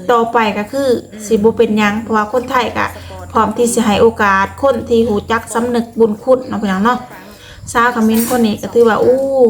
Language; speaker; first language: Thai; native; Thai